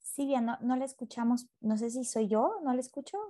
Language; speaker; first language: Spanish; native; Spanish